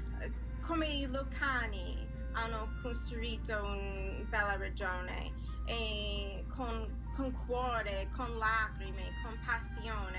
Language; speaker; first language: Italian; non-native, learner; English